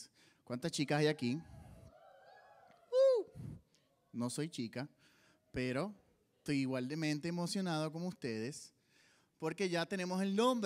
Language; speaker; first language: Spanish; native; Spanish